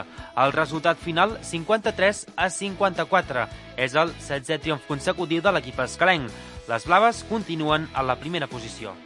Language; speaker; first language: Catalan; native; Catalan